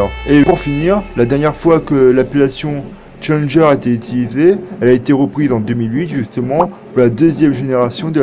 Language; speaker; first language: French; native; French